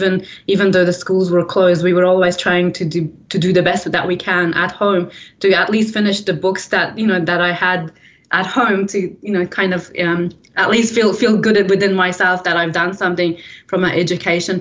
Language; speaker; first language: English; early bilingual, other home language; Persian